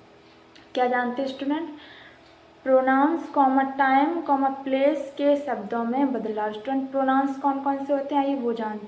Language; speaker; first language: Hindi; native; Hindi